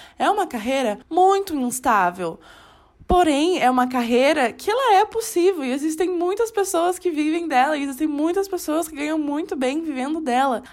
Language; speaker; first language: Portuguese; native; Portuguese